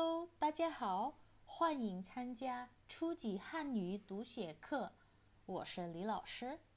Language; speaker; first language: Chinese; non-native, fluent; Indonesian